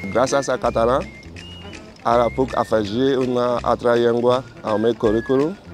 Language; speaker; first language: Catalan; non-native, learner; Yoruba